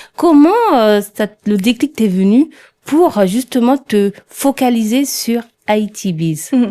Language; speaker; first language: French; early bilingual, other home language; Haitian Creole